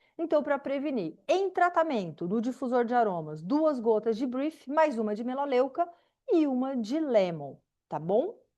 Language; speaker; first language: Portuguese; native; Portuguese